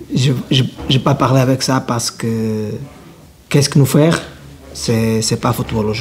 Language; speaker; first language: French; non-native, learner; Portuguese